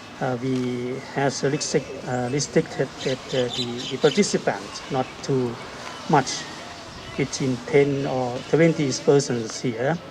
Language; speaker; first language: English; non-native, learner; Thai